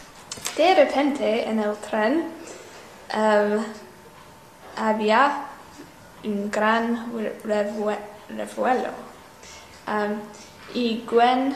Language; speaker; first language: Spanish; non-native, learner; English